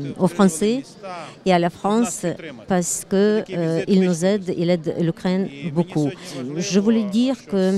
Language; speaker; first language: French; non-native, fluent; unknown